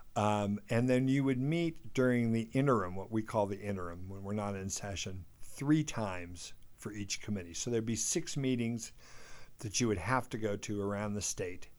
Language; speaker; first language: English; native; English